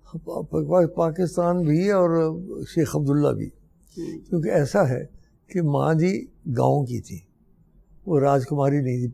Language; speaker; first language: Hindi; non-native, local second language; Dogri